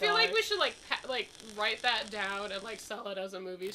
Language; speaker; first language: English; native; English